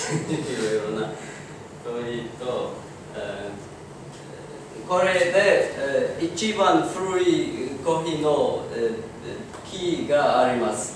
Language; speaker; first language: Japanese; non-native, learner; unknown